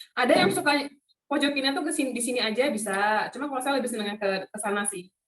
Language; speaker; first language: Indonesian; native; Indonesian